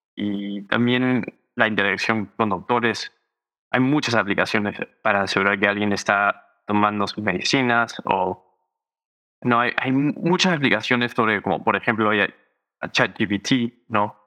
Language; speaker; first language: Spanish; early bilingual, heritage; Spanish